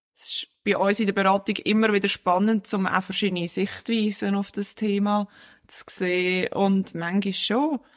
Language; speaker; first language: German; non-native, fluent; Danish